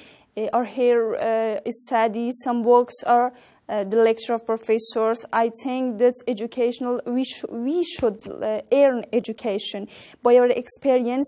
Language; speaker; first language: English; non-native, learner; Persian